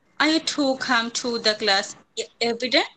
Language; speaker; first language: English; non-native, learner; Bangla